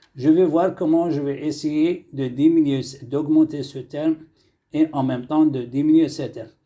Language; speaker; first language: French; non-native, local second language; Arabic